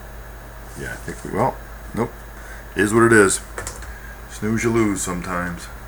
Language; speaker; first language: English; native; English